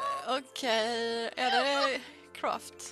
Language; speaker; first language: Swedish; native; Swedish